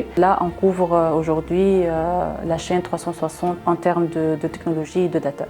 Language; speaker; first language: French; non-native, local second language; Arabic